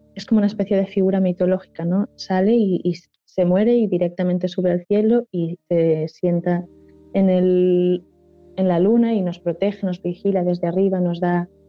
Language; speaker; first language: Spanish; non-native, local second language; Catalan